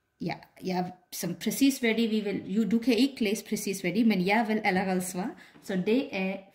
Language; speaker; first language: Danish; non-native, fluent; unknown